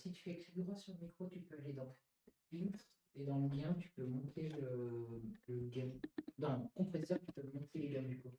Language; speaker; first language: French; native; French